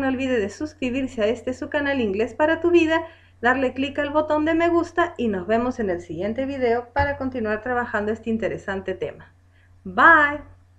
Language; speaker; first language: Spanish; native; Spanish